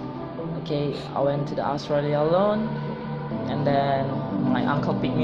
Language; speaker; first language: English; non-native, fluent; Indonesian